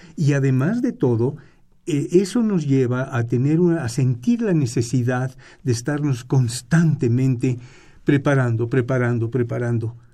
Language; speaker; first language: Spanish; native; Spanish